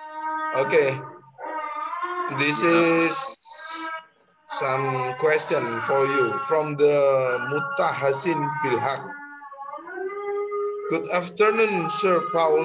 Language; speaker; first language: English; non-native, learner; Indonesian